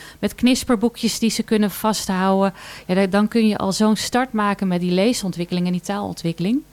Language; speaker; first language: Dutch; native; Dutch